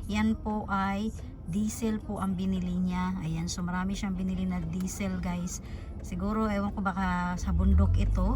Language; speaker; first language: Filipino; non-native, local second language; Cebuano